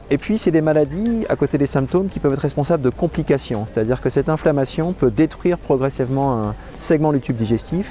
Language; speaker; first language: French; native; French